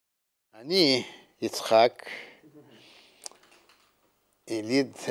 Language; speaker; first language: Hebrew; non-native, fluent; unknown